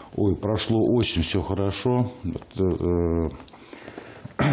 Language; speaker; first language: Russian; native; Russian